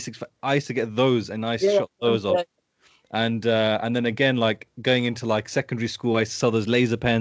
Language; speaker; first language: English; native; English